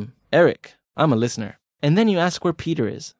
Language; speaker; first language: English; native; English